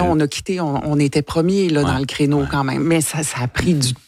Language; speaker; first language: French; native; French